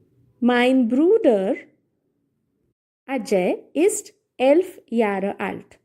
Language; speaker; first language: German; non-native, fluent; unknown